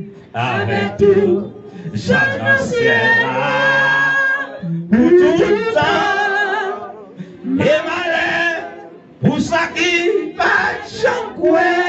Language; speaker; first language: French; non-native, learner; Haitian Creole